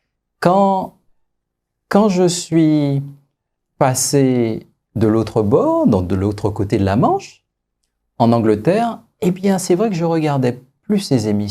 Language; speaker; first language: French; native; French